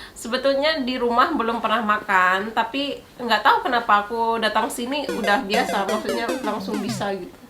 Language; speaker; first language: Indonesian; non-native, local second language; Javanese